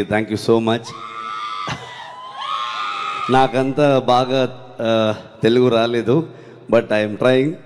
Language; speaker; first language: Telugu; non-native, learner; Kannada